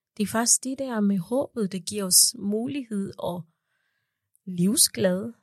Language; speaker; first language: Danish; non-native, fluent; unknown